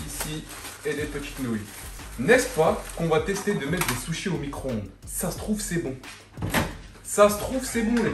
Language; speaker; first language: French; native; French